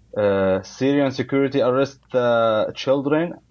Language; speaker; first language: English; non-native, learner; Arabic